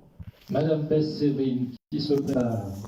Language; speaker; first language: French; native; French